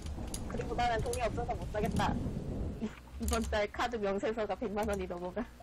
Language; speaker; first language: Korean; native; Korean